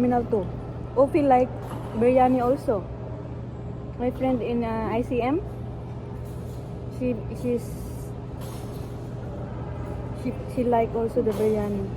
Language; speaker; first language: English; non-native, local second language; Cebuano